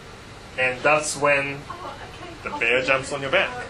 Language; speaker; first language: English; non-native, fluent; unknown